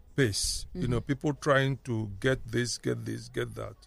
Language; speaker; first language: English; non-native, local second language; Igbo